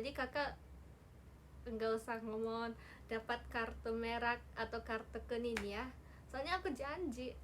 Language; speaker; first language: Indonesian; native; Indonesian